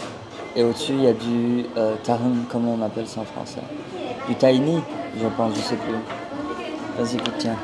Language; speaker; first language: French; early bilingual, heritage; Turkish